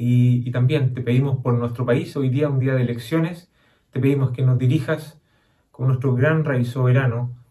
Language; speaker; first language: Spanish; native; Spanish